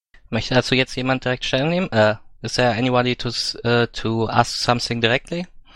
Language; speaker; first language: German; native; German